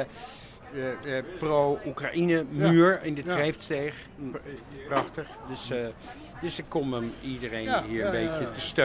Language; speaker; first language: Dutch; native; Dutch